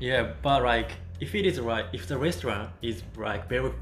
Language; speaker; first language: English; non-native, learner; Japanese